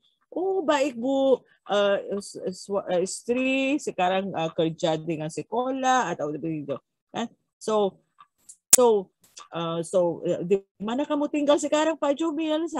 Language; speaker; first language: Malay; non-native, learner; Filipino